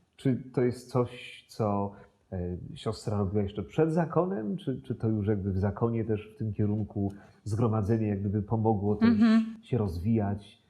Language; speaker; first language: Polish; native; Polish